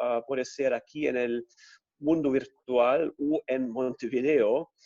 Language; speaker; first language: Spanish; non-native, fluent; German